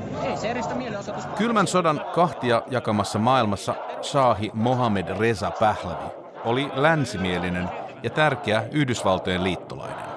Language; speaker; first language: Finnish; native; Finnish